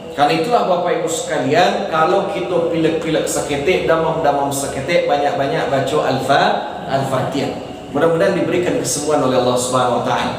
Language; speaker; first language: Malay; non-native, local second language; Minangkabau